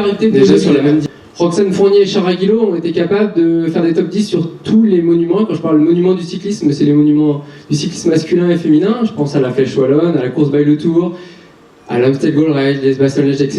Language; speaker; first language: French; native; French